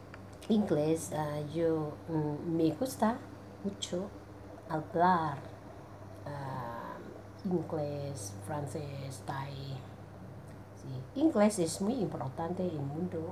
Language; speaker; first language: Spanish; non-native, learner; Thai